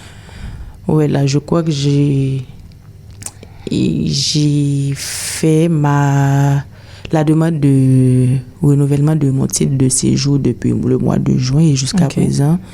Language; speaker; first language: French; non-native, local second language; Haitian Creole